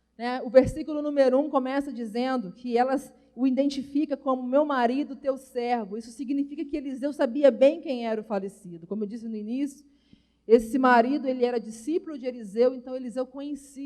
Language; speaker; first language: Portuguese; native; Portuguese